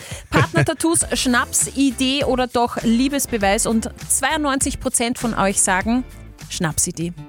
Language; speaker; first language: German; native; German